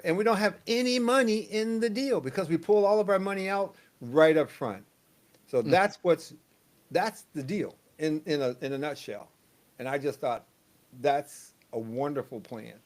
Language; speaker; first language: English; native; English